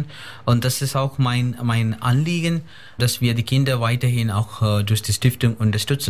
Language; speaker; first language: German; non-native, fluent; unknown